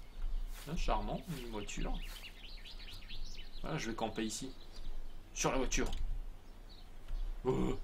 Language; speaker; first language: French; native; French